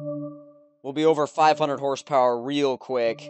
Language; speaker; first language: English; native; English